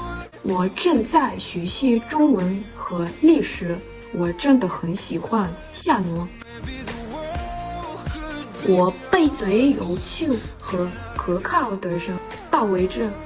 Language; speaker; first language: Chinese; non-native, learner; Russian